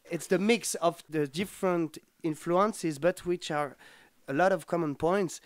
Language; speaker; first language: English; non-native, fluent; French